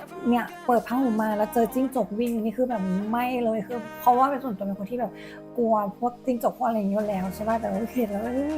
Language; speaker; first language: Thai; native; Thai